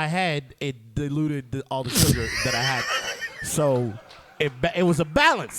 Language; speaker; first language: English; native; English